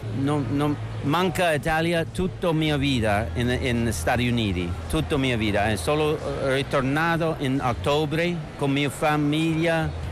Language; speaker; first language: Italian; non-native, learner; English